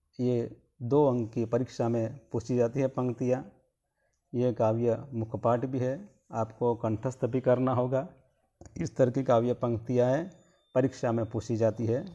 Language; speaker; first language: Hindi; non-native, local second language; Gujarati